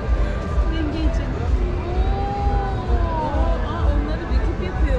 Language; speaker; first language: Turkish; native; Turkish